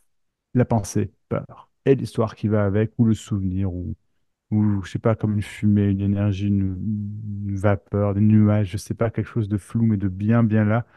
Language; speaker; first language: French; native; French